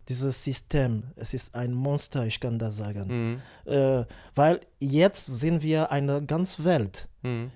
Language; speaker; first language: German; non-native, learner; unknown